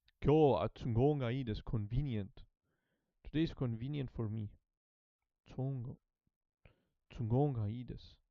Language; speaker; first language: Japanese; non-native, learner; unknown